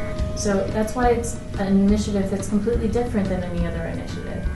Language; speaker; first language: English; native; English